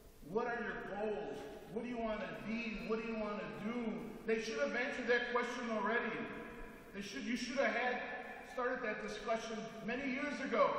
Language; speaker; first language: English; early bilingual, other home language; Spanish